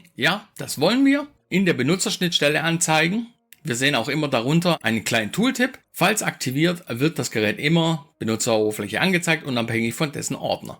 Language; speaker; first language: German; native; German